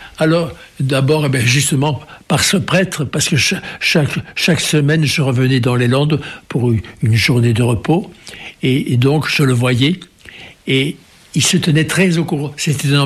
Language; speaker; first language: French; native; French